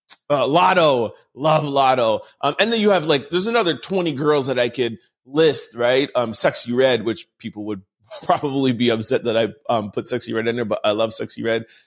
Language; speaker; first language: English; native; English